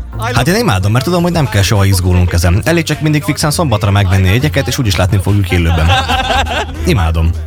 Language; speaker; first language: Hungarian; native; Hungarian